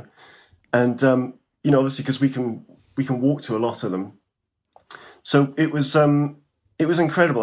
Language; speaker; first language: English; native; English